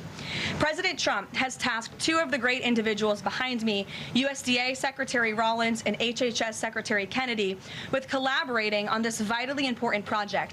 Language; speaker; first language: English; native; English